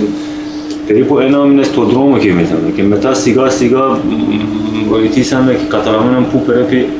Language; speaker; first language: Greek; non-native, learner; Persian